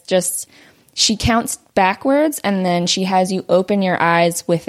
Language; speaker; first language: English; early bilingual, other home language; Vietnamese